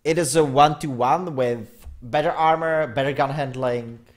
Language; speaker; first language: English; non-native, fluent; Czech